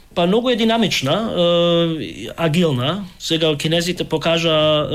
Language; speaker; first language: Macedonian; early bilingual, heritage; Macedonian